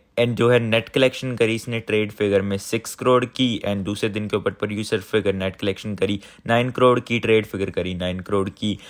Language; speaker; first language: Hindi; non-native, local second language; Punjabi